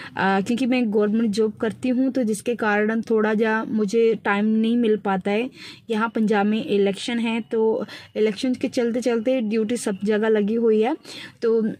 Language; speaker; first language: Hindi; non-native, local second language; Punjabi